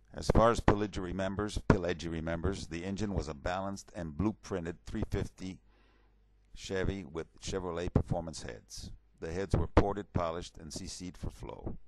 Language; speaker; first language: English; early bilingual, other home language; Italian